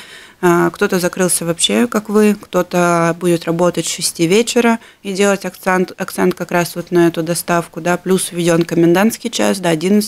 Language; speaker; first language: Russian; native; Russian